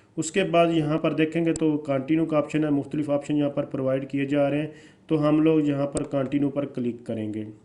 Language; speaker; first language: Urdu; non-native, local second language; Punjabi